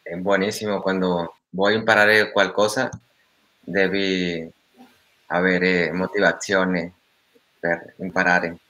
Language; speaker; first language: Italian; non-native, learner; Spanish